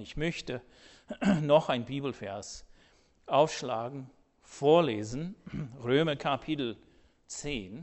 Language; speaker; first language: German; non-native, fluent; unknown